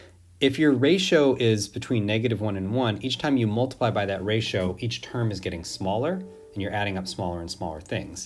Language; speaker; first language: English; native; English